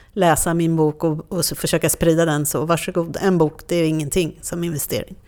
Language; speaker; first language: Swedish; non-native, fluent; French